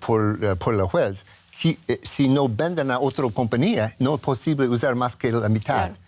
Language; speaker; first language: Spanish; non-native, learner; English